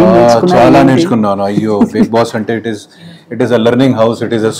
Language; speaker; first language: Telugu; non-native, fluent; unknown